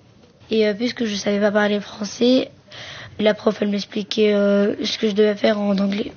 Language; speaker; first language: French; early bilingual, other home language; Arabic